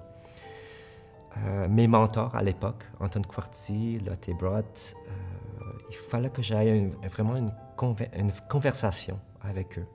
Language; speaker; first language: French; early bilingual, other home language; Korean